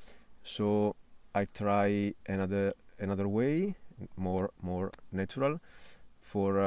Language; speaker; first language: English; non-native, fluent; Italian